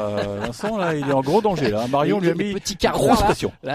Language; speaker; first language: French; native; French